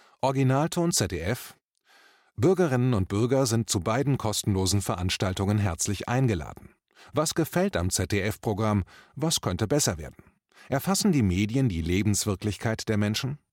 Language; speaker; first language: German; native; German